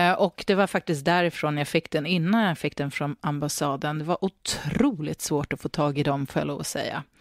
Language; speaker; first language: Swedish; native; Swedish